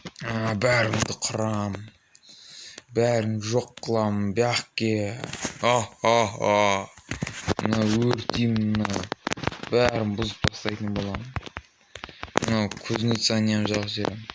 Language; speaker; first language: Kazakh; native; Kazakh